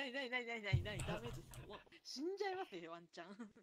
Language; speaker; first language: Japanese; native; Japanese